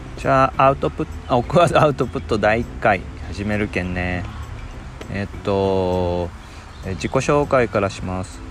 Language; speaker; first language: Japanese; native; Japanese